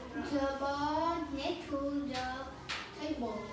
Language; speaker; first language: English; non-native, learner; Vietnamese